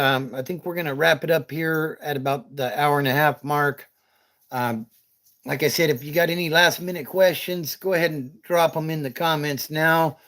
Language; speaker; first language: English; native; English